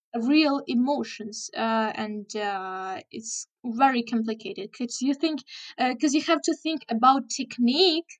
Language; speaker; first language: English; non-native, fluent; Ukrainian